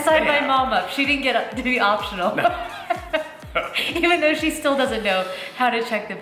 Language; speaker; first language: English; native; English